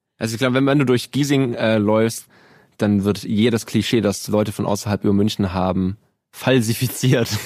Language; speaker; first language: German; native; German